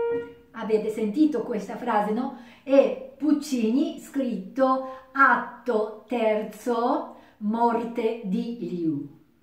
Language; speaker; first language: Italian; non-native, learner; Japanese